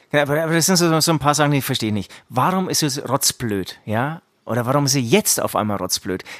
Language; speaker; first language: German; early bilingual, other home language; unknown